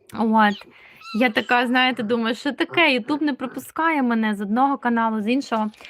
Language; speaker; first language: Ukrainian; native; Ukrainian